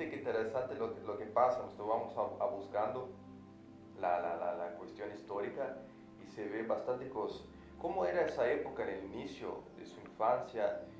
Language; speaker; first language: Spanish; non-native, fluent; Portuguese